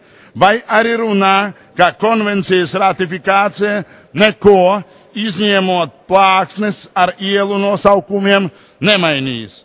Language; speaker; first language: Latvian; non-native, local second language; Russian